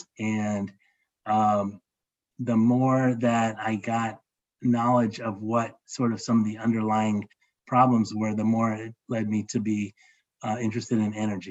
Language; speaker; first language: English; native; English